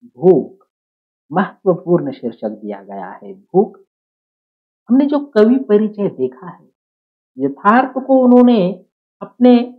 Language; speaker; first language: Hindi; non-native, local second language; Marathi